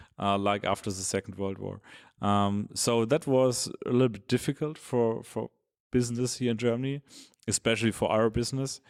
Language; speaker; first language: English; non-native, fluent; German